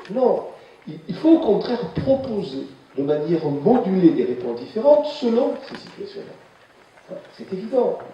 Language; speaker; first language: French; native; French